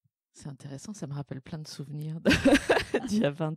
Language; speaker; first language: French; native; French